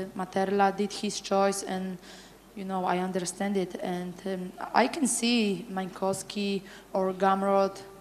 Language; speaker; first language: English; non-native, fluent; Polish